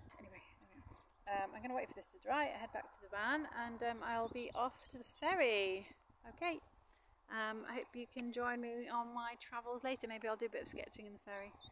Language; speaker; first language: English; native; English